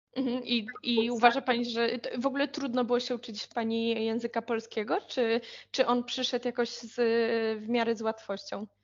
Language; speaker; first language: Polish; native; Polish